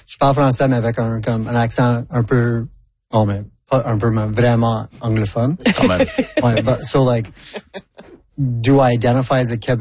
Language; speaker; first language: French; non-native, local second language; English